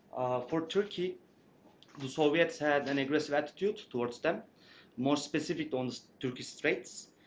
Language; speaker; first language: English; non-native, fluent; Turkish